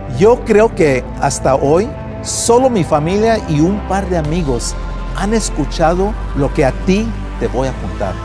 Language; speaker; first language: Spanish; early bilingual, heritage; Spanish